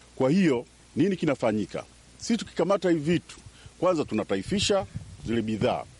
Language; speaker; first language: Swahili; native; Swahili